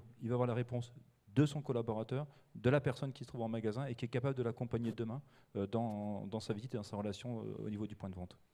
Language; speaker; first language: French; native; French